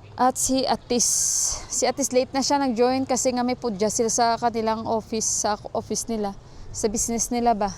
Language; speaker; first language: Filipino; native; Filipino